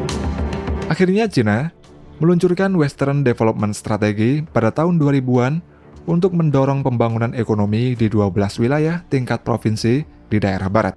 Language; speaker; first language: Indonesian; native; Indonesian